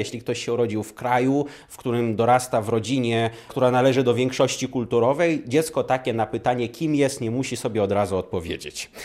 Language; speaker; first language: Polish; non-native, fluent; Russian